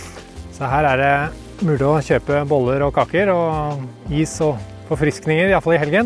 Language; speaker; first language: Norwegian; native; Norwegian